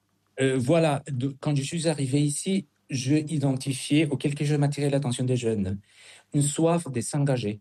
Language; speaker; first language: French; non-native, fluent; Spanish